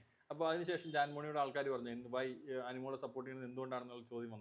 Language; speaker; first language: Malayalam; native; Malayalam